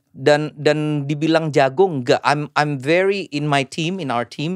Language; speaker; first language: English; early bilingual, other home language; Indonesian